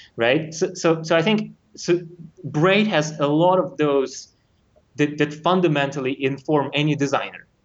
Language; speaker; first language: English; non-native, fluent; Russian